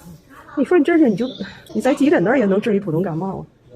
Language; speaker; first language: Chinese; native; Chinese